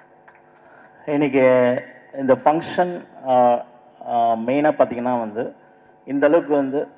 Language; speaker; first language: Tamil; native; Tamil